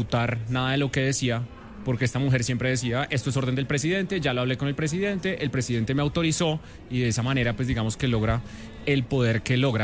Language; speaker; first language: Spanish; native; Spanish